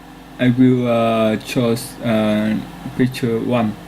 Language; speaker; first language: English; non-native, learner; Vietnamese